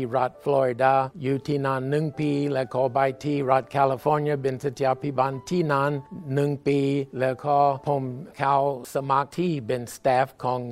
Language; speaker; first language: Thai; non-native, fluent; English